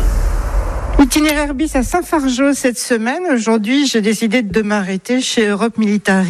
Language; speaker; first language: French; native; French